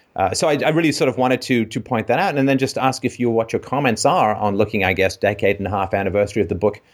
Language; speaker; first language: English; native; English